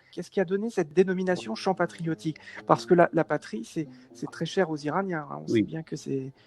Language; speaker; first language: French; native; French